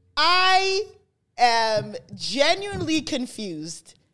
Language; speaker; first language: English; native; English